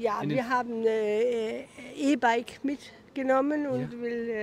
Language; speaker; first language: German; non-native, learner; Danish